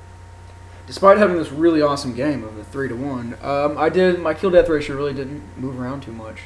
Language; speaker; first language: English; native; English